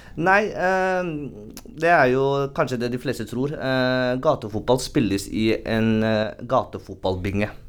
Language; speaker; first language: Norwegian; native; Norwegian